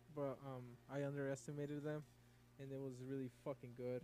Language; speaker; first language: English; early bilingual, other home language; Spanish